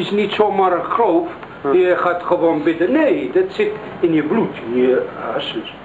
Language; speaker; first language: Dutch; non-native, learner; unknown